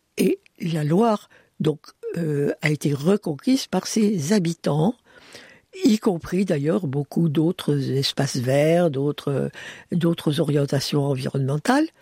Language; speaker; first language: French; early bilingual, other home language; Hungarian